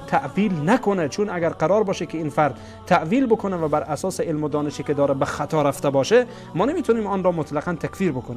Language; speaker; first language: Persian; native; Persian